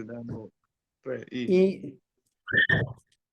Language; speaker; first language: Chinese; non-native, learner; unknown